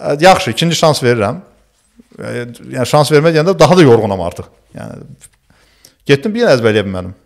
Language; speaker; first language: Azerbaijani; early bilingual, other home language; Turkish